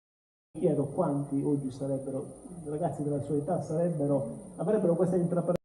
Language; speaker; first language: Italian; native; Italian